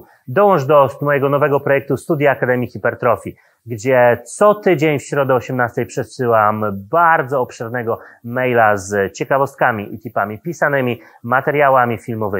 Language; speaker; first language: Polish; native; Polish